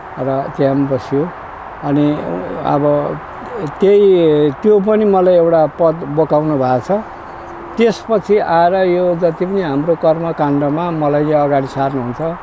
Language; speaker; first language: Nepali; non-native, local second language; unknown